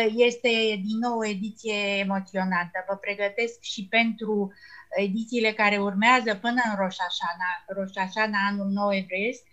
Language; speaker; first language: Romanian; native; Romanian